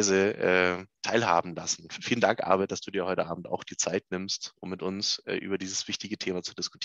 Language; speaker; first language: German; native; German